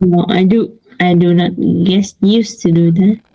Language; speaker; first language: English; non-native, learner; Vietnamese